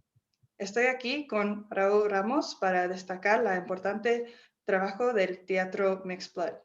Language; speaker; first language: Spanish; non-native, fluent; English